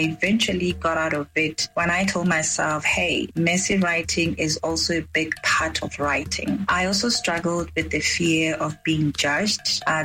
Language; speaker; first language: English; non-native, local second language; Tswana